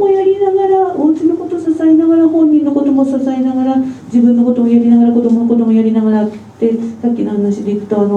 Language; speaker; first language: Japanese; native; Japanese